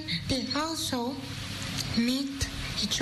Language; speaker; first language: English; non-native, learner; Dutch